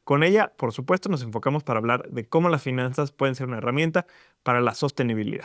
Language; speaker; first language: Spanish; native; Spanish